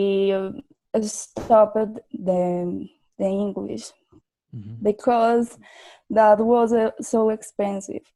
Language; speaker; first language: English; non-native, learner; Spanish